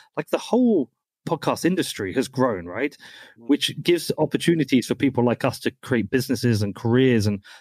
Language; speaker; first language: English; native; English